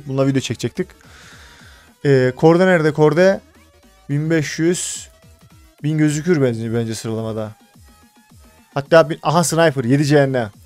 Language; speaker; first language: Turkish; native; Turkish